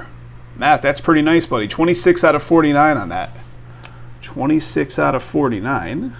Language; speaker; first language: English; native; English